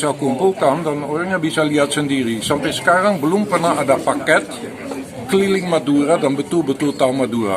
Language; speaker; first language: Indonesian; non-native, fluent; Dutch